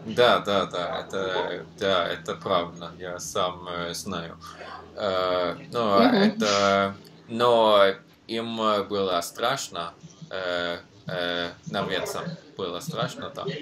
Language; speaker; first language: Russian; non-native, learner; Norwegian